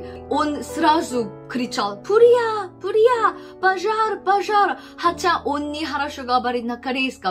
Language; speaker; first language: Russian; non-native, fluent; Korean